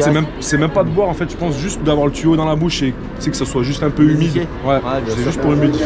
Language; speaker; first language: French; native; French